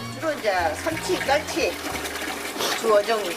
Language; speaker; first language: Korean; native; Korean